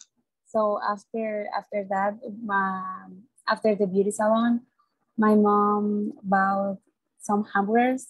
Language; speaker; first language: English; non-native, learner; Spanish